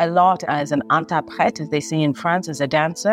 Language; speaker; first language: English; native; English